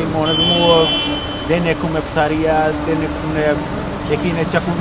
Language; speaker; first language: Greek; non-native, learner; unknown